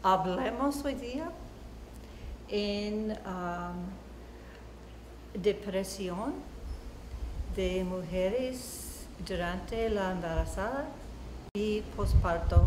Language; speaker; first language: Spanish; non-native, learner; English